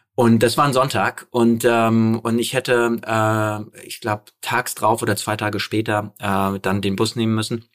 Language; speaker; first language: German; early bilingual, other home language; Polish